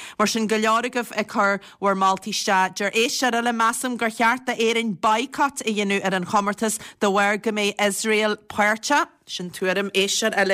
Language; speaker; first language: Irish; native; Irish